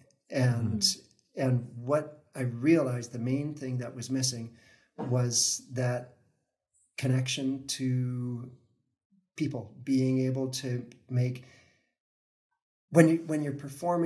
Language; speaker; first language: English; native; English